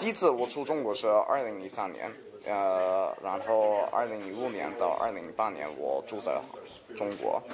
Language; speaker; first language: Chinese; non-native, learner; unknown